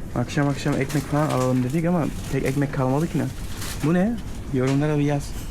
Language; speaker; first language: Turkish; early bilingual, heritage; Turkish